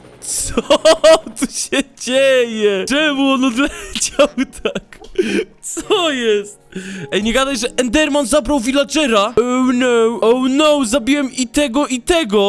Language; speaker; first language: Polish; native; Polish